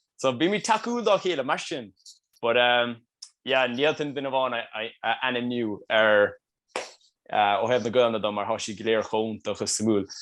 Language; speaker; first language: Irish; native; Irish